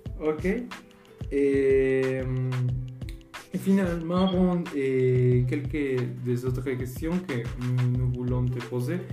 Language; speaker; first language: French; non-native, fluent; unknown